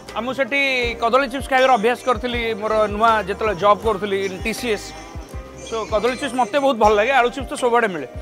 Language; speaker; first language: Hindi; non-native, local second language; Odia